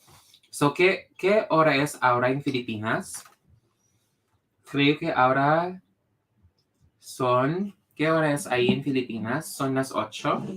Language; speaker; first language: Spanish; non-native, fluent; Filipino